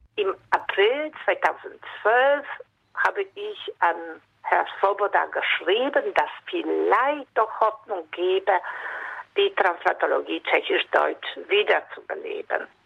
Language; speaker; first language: German; non-native, fluent; Polish